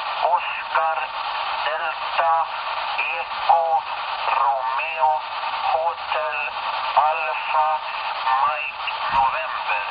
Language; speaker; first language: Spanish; non-native, learner; Swedish